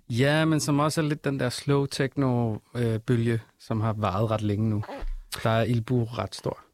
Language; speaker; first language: Danish; native; Danish